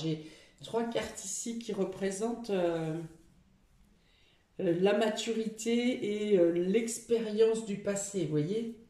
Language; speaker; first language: French; native; French